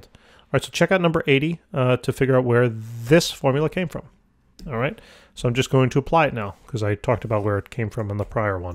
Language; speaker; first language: English; native; English